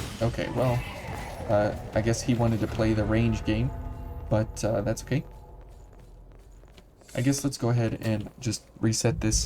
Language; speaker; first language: English; native; English